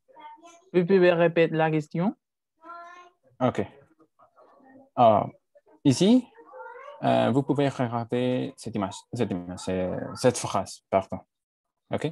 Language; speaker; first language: French; non-native, learner; Spanish